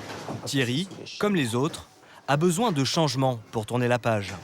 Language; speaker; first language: French; native; French